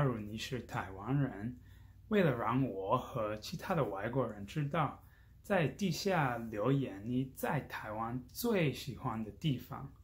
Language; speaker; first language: Chinese; non-native, learner; English